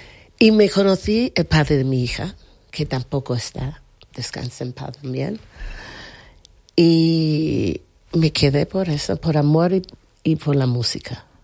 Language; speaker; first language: Spanish; non-native, fluent; English